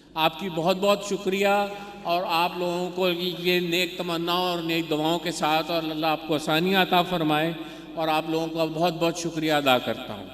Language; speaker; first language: Urdu; non-native, local second language; Punjabi